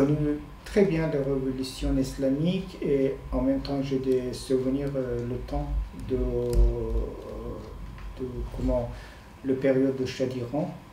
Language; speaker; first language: French; non-native, fluent; Persian